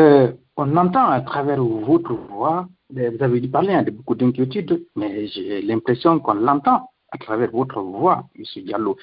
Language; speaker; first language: French; non-native, local second language; Fula